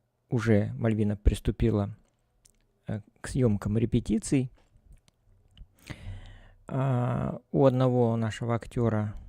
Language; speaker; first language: Russian; native; Russian